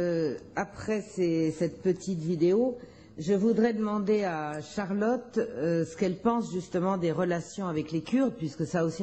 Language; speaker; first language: French; native; French